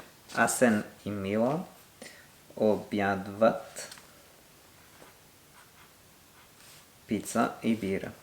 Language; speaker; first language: Bulgarian; non-native, learner; French